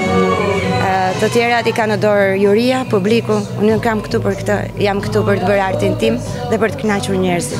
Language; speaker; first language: Albanian; native; Albanian